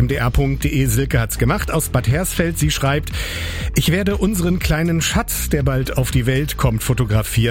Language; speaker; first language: German; native; German